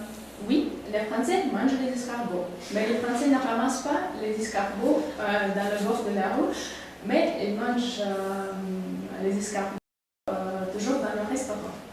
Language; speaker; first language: French; non-native, learner; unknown